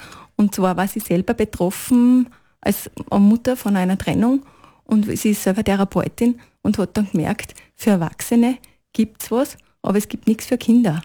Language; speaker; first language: German; native; German